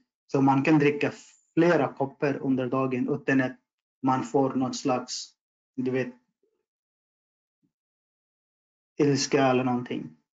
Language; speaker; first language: Swedish; non-native, fluent; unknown